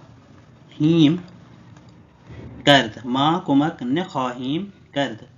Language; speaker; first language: Persian; non-native, fluent; Urdu